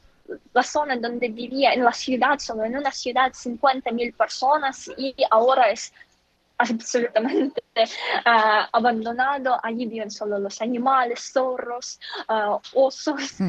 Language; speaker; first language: Spanish; non-native, fluent; Ukrainian